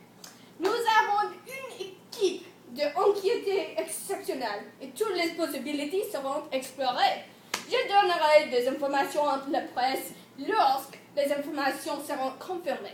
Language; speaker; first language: French; non-native, learner; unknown